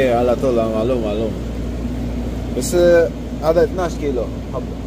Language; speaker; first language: Arabic; non-native, learner; Filipino